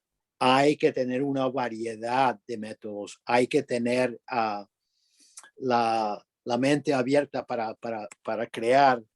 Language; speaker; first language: Spanish; early bilingual, other home language; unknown